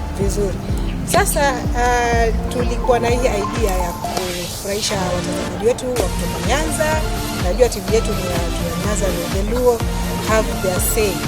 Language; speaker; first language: Swahili; non-native, local second language; Luo (Kenya and Tanzania)